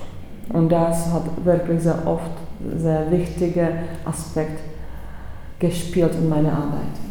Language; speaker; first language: German; non-native, fluent; Czech